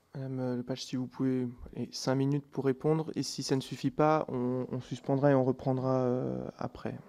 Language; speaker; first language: French; native; French